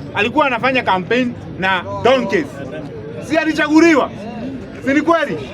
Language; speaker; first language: Swahili; non-native, local second language; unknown